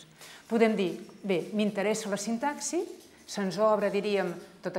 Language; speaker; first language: Catalan; native; Catalan